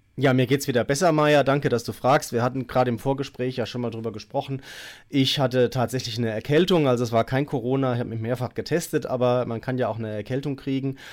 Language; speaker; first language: German; native; German